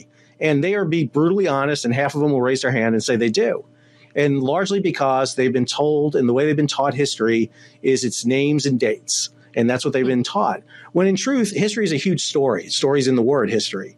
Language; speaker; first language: English; native; English